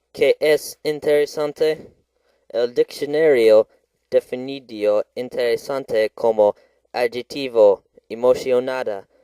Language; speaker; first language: Spanish; non-native, learner; English